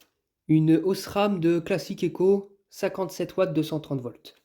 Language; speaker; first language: French; native; French